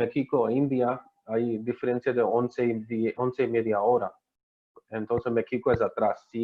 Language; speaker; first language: Spanish; non-native, learner; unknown